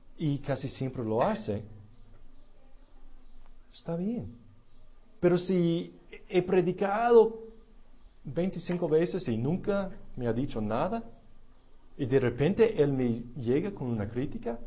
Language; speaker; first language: Spanish; non-native, fluent; English